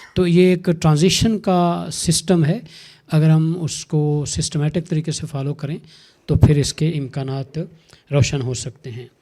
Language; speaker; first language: Urdu; non-native, local second language; Saraiki